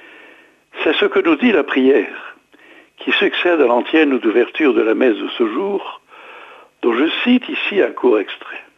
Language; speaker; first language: French; native; French